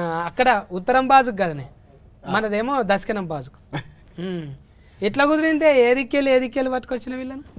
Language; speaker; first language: Telugu; native; Telugu